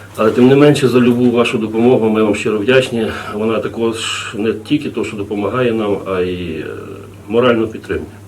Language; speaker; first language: Ukrainian; native; Ukrainian